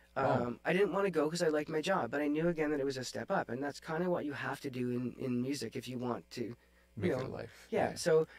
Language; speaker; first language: English; native; English